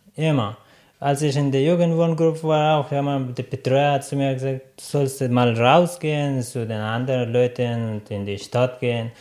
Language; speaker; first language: German; non-native, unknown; Persian